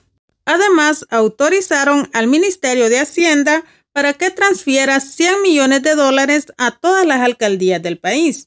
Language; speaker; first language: Spanish; native; Spanish